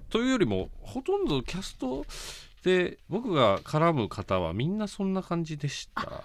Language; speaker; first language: Japanese; native; Japanese